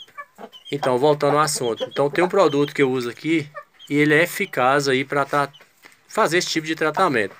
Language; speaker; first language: Portuguese; native; Portuguese